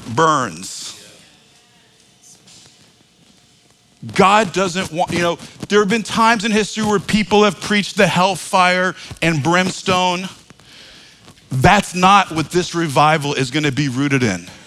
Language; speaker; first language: English; native; English